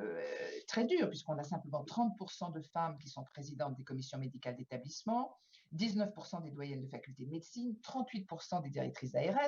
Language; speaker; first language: French; native; French